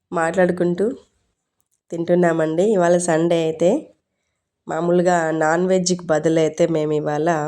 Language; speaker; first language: Telugu; non-native, local second language; Urdu